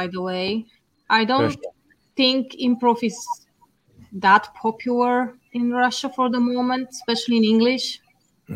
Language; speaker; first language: English; non-native, fluent; Bulgarian